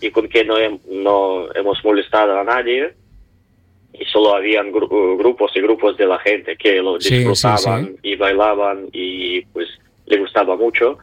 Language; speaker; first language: Spanish; non-native, learner; Ukrainian